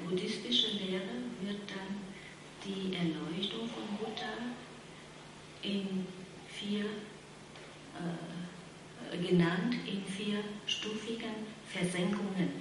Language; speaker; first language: German; non-native, fluent; Vietnamese